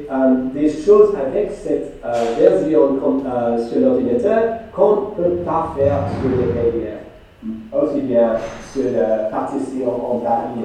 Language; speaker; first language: French; non-native, fluent; English